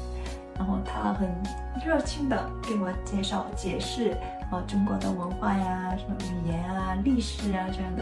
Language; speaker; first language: Chinese; non-native, fluent; Korean